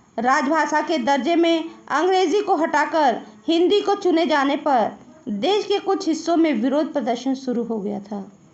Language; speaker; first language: Hindi; native; Hindi